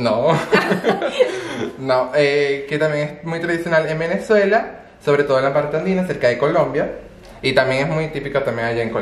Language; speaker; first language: Spanish; native; Spanish